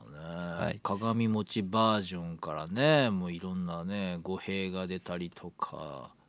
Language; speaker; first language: Japanese; native; Japanese